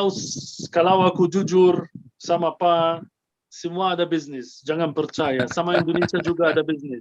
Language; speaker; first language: Indonesian; non-native, fluent; Arabic